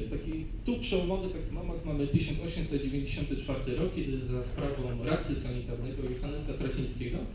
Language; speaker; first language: Polish; native; Polish